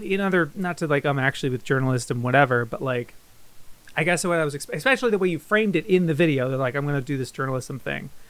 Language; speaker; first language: English; native; English